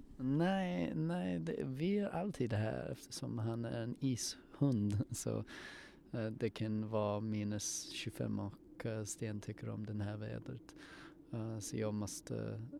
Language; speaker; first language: Swedish; non-native, learner; English